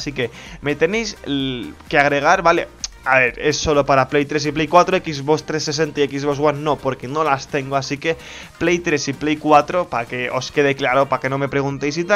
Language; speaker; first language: Spanish; native; Spanish